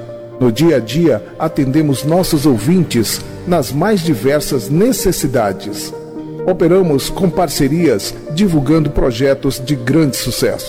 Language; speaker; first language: Portuguese; native; Portuguese